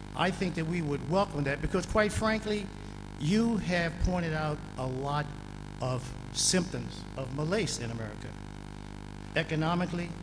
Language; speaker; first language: English; native; English